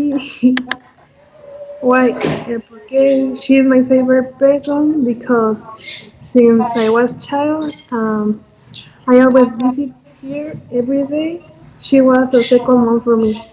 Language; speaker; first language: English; non-native, learner; Spanish